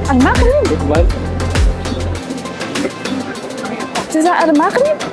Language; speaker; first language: Arabic; non-native, fluent; Chinese